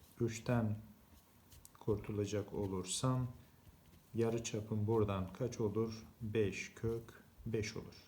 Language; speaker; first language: Turkish; native; Turkish